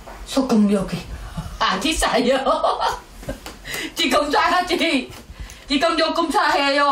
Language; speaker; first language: Korean; non-native, learner; Vietnamese